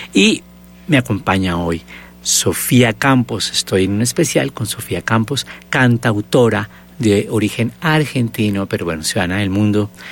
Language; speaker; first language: Spanish; native; Spanish